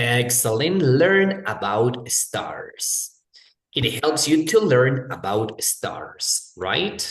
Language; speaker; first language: English; non-native, fluent; Spanish